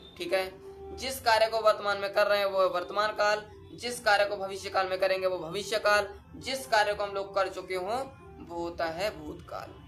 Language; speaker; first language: Hindi; native; Hindi